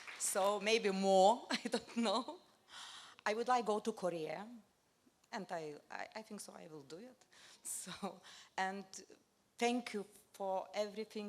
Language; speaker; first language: English; non-native, learner; Lithuanian